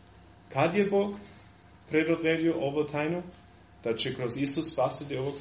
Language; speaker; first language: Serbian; non-native, fluent; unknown